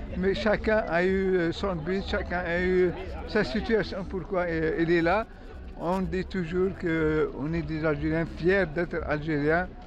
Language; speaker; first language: French; non-native, local second language; Kabyle